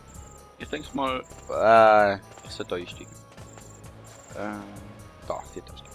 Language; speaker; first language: German; native; German